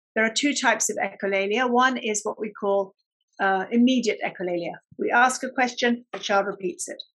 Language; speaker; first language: English; native; English